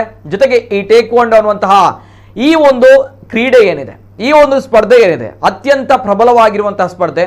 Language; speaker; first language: Kannada; native; Kannada